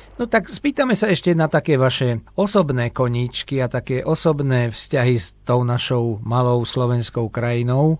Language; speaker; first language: Slovak; native; Slovak